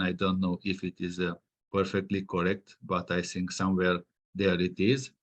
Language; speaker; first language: English; non-native, fluent; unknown